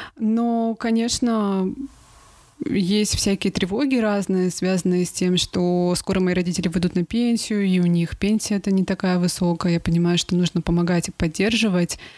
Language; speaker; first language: Russian; native; Russian